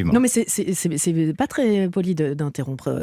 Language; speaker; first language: French; native; French